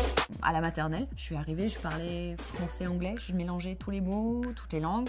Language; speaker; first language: French; native; French